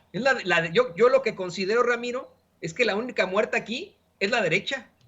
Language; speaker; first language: Spanish; native; Spanish